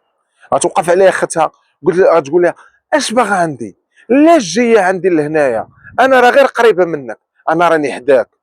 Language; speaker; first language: Arabic; native; Arabic